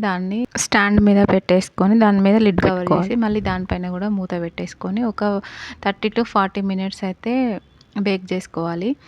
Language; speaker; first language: Telugu; native; Telugu